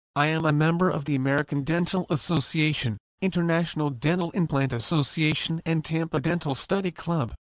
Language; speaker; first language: English; non-native, fluent; Spanish